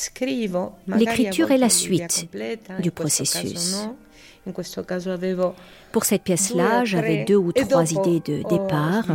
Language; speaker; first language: French; non-native, learner; Spanish